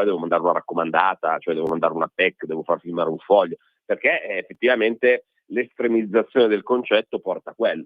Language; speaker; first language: Italian; native; Italian